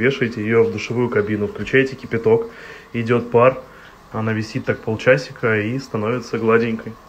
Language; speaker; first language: Russian; native; Russian